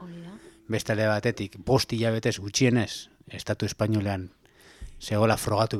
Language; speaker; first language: Basque; native; Basque